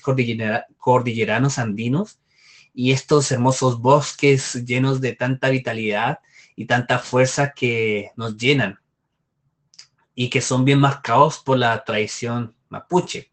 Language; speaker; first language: Spanish; native; Spanish